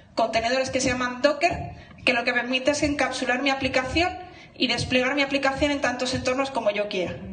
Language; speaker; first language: Spanish; native; Spanish